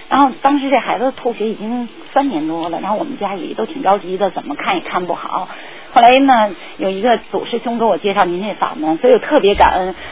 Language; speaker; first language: Chinese; native; Chinese